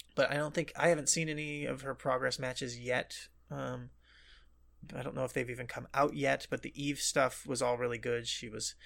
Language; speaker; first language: English; native; English